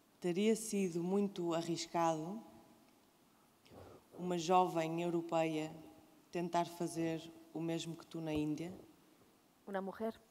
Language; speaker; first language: Spanish; non-native, learner; Portuguese